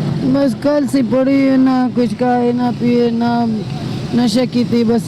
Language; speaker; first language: Hindi; non-native, local second language; Punjabi